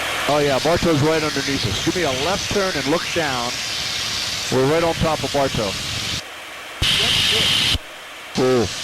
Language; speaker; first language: English; native; English